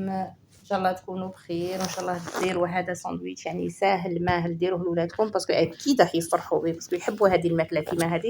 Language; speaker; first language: Arabic; native; Arabic